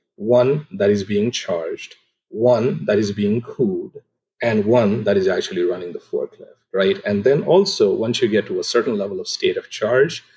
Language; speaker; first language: English; non-native, local second language; Nepali